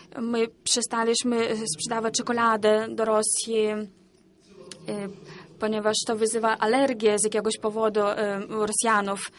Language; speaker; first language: Polish; non-native, learner; Ukrainian